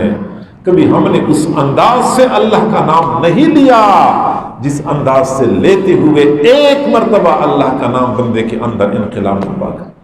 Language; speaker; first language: Urdu; native; Urdu